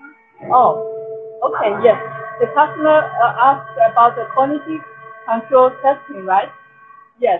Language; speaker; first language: English; non-native, local second language; Chinese